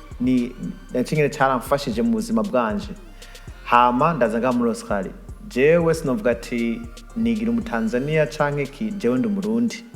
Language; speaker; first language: Rundi; early bilingual, heritage; Rundi